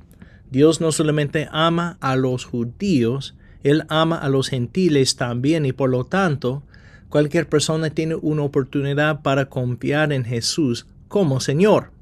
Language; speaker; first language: Spanish; non-native, fluent; English